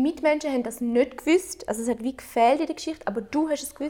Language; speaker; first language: German; early bilingual, other home language; Albanian